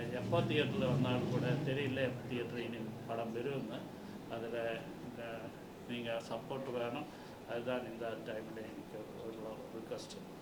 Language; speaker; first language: Tamil; non-native, learner; Malayalam